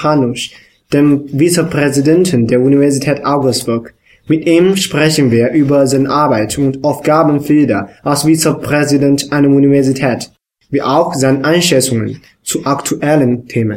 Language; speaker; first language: German; non-native, learner; Chinese